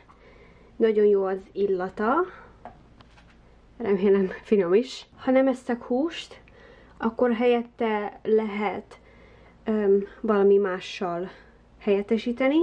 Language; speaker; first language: Hungarian; early bilingual, heritage; Hungarian